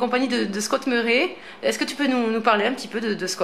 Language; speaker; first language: French; native; French